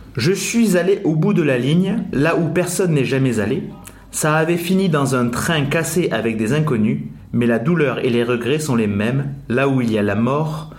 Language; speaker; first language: French; native; French